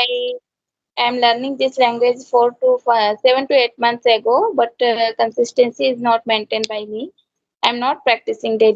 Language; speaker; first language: English; non-native, learner; Hindi